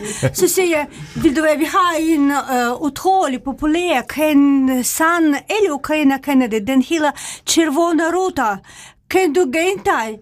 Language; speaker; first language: Danish; non-native, fluent; Ukrainian